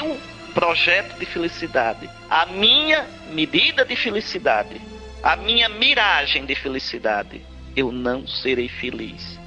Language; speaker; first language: Portuguese; native; Portuguese